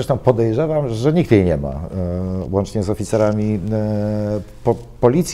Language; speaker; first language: Polish; native; Polish